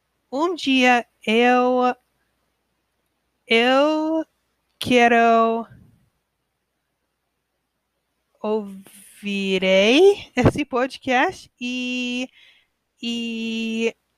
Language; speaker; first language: Portuguese; non-native, learner; English